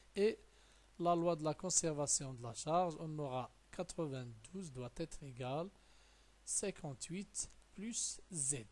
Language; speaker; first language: French; non-native, local second language; Arabic